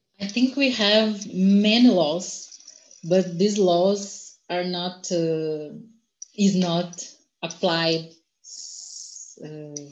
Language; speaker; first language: English; non-native, learner; Portuguese